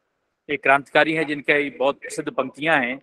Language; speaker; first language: Hindi; native; Hindi